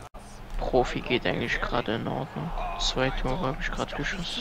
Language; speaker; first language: German; native; German